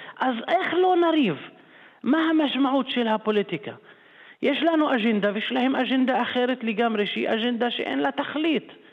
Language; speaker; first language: Hebrew; non-native, local second language; Arabic